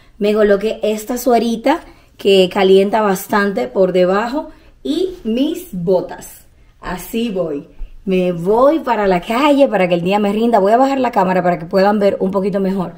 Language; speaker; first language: Spanish; native; Spanish